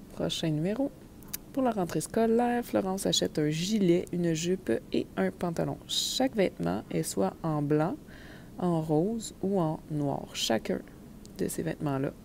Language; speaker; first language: French; native; French